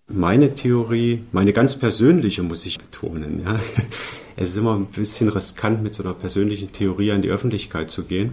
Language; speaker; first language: German; native; German